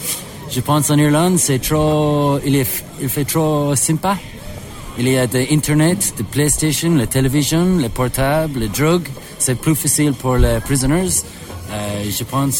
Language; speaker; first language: French; non-native, learner; English